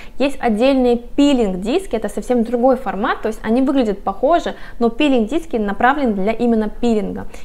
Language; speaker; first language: Russian; non-native, fluent; Korean